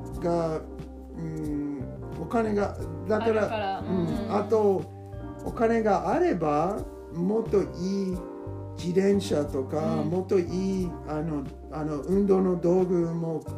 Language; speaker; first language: Japanese; non-native, learner; English